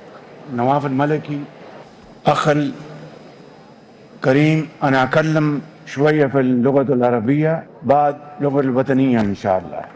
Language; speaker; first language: Arabic; non-native, learner; Urdu